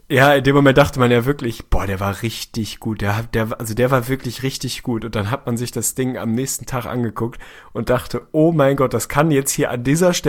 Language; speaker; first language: German; native; German